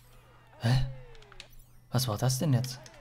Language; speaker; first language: German; native; German